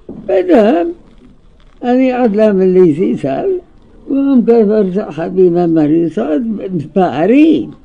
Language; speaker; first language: Hebrew; non-native, fluent; Arabic